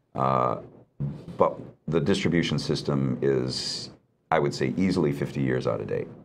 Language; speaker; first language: English; native; English